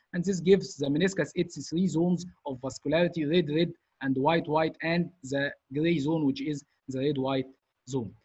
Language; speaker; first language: English; non-native, fluent; Arabic